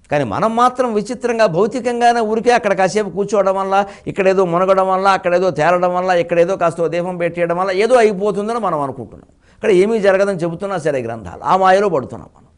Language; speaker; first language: Telugu; native; Telugu